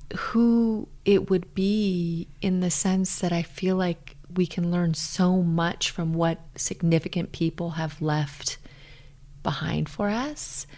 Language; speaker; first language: English; native; English